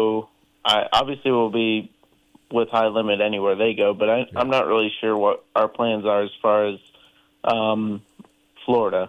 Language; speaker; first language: English; native; English